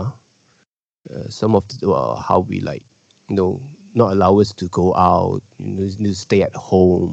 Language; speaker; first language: English; non-native, local second language; Cantonese